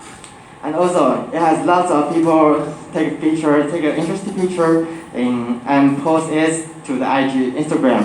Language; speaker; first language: English; non-native, learner; Chinese